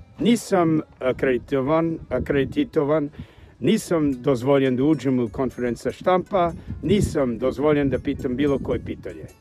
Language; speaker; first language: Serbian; non-native, learner; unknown